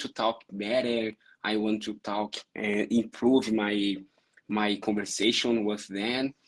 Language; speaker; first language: English; non-native, learner; Portuguese